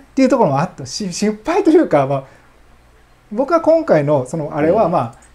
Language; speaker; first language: Japanese; native; Japanese